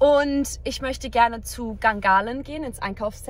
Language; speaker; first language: German; non-native, learner; English